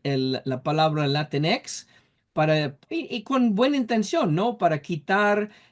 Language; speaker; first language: Spanish; non-native, fluent; English